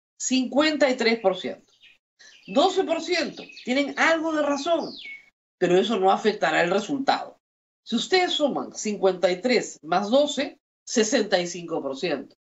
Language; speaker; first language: Spanish; native; Spanish